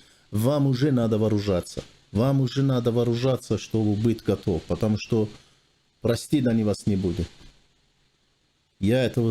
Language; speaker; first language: Russian; non-native, fluent; Armenian